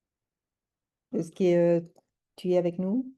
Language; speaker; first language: French; non-native, fluent; Spanish